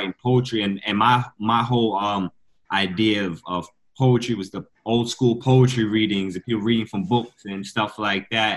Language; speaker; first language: English; native; English